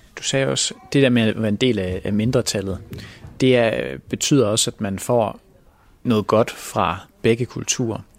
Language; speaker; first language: Danish; native; Danish